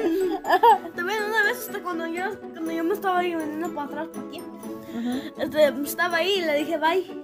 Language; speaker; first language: Spanish; early bilingual, heritage; Spanish